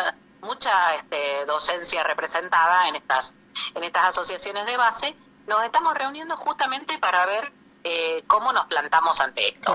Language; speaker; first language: Spanish; native; Spanish